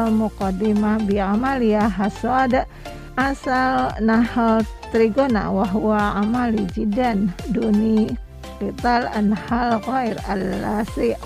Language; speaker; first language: Arabic; non-native, learner; Indonesian